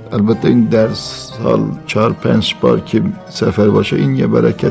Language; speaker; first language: Persian; non-native, fluent; Turkish